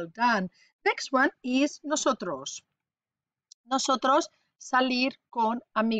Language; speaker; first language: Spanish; non-native, fluent; English